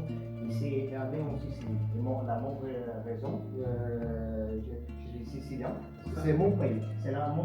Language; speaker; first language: French; non-native, fluent; Italian